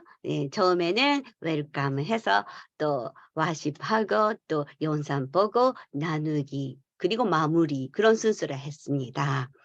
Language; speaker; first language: Korean; non-native, fluent; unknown